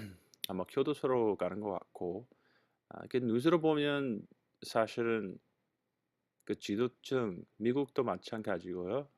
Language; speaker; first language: Korean; non-native, fluent; English